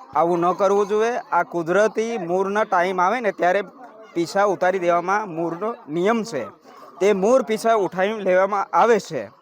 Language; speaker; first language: Gujarati; native; Gujarati